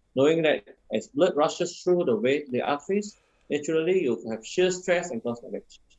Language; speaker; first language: English; non-native, local second language; Min Nan Chinese